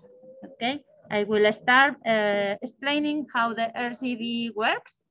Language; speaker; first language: English; non-native, learner; Spanish